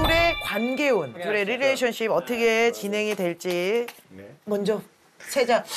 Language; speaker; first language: Korean; native; Korean